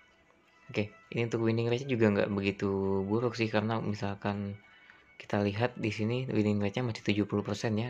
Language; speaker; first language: Indonesian; native; Indonesian